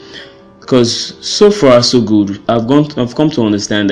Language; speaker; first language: English; non-native, local second language; Yoruba